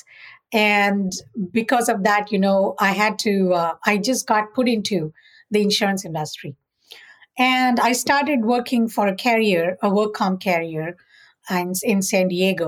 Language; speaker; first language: English; non-native, local second language; Tamil